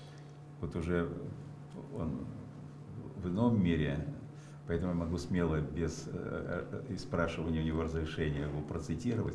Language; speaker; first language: Russian; native; Russian